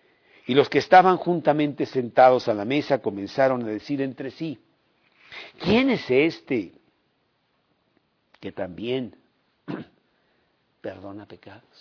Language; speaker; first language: Spanish; native; Spanish